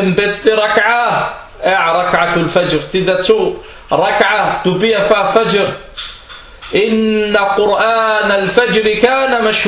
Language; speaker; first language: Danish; non-native, fluent; Arabic